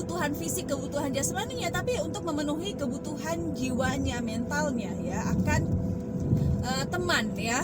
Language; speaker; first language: Indonesian; native; Indonesian